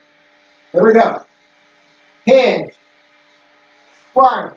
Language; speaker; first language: English; native; English